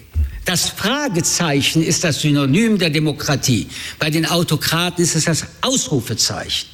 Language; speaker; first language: German; early bilingual, other home language; French